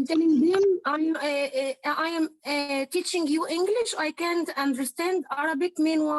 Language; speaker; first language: English; non-native, fluent; Arabic